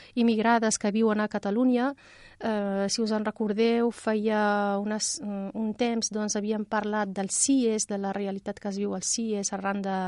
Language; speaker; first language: Catalan; non-native, fluent; Riffian